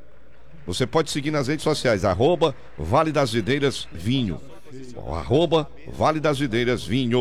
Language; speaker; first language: Portuguese; native; Portuguese